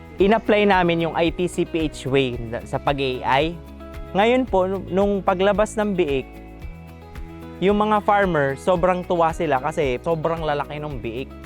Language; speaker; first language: Filipino; non-native, local second language; Bikol